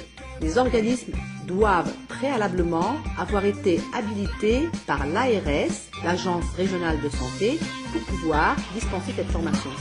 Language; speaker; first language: French; native; French